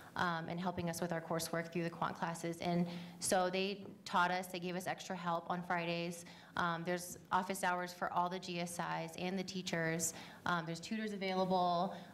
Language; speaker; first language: English; native; English